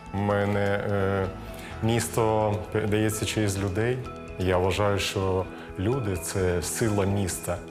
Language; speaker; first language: Ukrainian; non-native, local second language; Russian